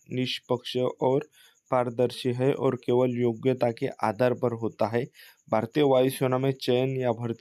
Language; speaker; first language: Hindi; non-native, local second language; Marathi